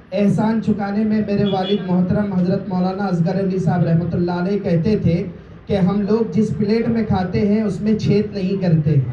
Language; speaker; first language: Urdu; native; Urdu